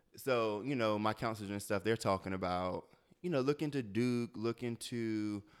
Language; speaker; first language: English; native; English